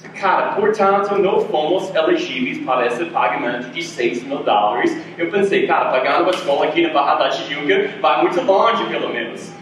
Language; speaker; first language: Portuguese; non-native, fluent; English